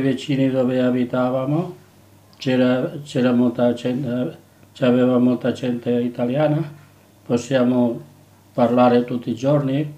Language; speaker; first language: Italian; non-native, learner; Catalan